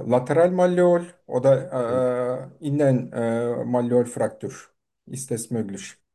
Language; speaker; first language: German; non-native, fluent; Turkish